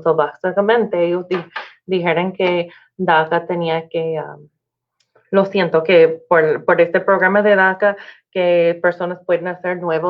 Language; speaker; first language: Spanish; non-native, learner; English